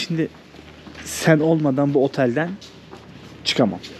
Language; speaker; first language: Turkish; native; Turkish